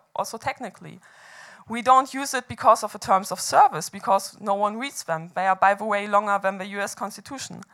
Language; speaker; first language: English; non-native, fluent; German